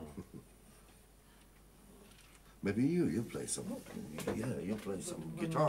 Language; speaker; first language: English; non-native, fluent; Polish